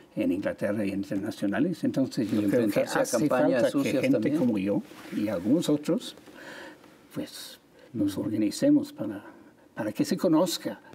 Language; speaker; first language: Spanish; non-native, fluent; English